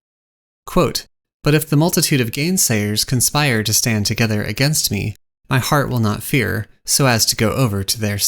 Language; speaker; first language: English; native; English